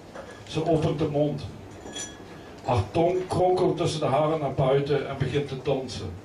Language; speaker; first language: Dutch; native; Dutch